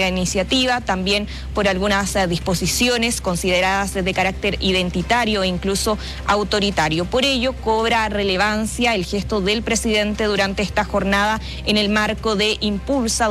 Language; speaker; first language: Spanish; native; Spanish